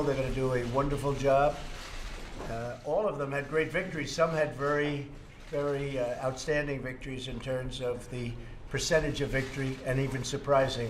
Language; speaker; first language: English; native; English